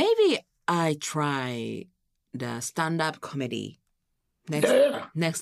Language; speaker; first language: English; non-native, learner; Japanese